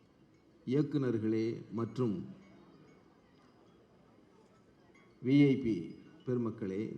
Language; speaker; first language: Tamil; native; Tamil